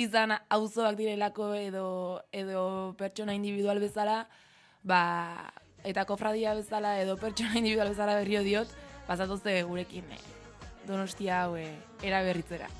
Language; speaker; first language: Basque; native; Basque